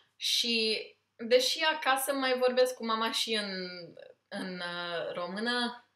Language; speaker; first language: Romanian; early bilingual, heritage; Romanian